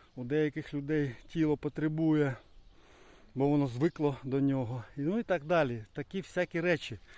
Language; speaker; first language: Ukrainian; non-native, local second language; Russian